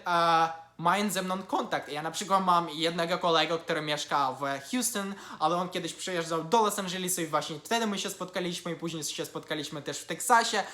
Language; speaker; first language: Polish; non-native, fluent; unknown